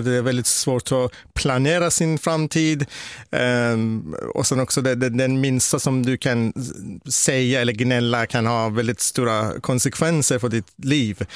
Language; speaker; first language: Swedish; non-native, fluent; Persian